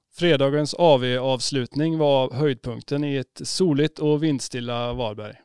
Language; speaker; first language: Swedish; native; Swedish